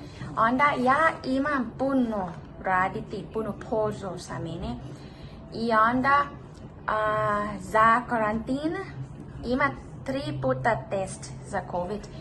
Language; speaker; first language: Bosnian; early bilingual, heritage; Bosnian